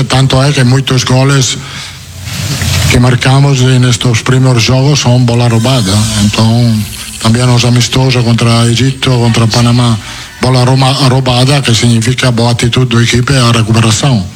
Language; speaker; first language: Portuguese; non-native, fluent; Italian